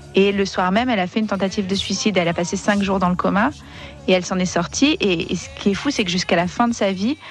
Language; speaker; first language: French; native; French